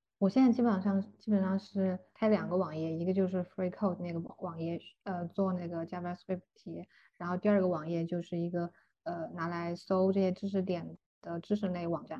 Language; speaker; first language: Chinese; native; Chinese